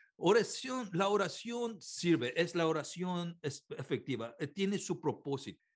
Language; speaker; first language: Spanish; non-native, fluent; Korean